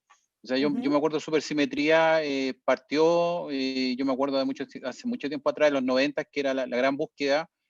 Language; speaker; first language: Spanish; native; Spanish